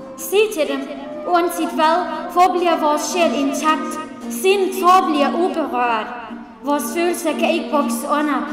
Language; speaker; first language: Danish; non-native, fluent; Central Kurdish